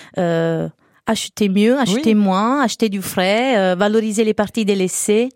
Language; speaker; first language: French; non-native, fluent; Italian